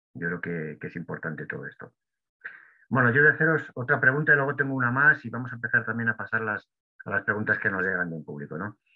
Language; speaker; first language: Spanish; native; Spanish